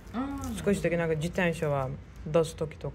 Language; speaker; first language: Japanese; non-native, fluent; Turkish